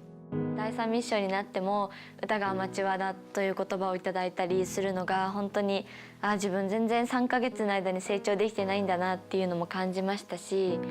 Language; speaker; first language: Japanese; native; Japanese